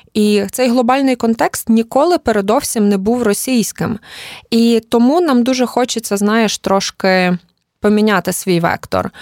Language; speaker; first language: Ukrainian; native; Ukrainian